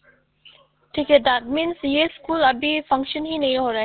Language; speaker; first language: Urdu; native; Urdu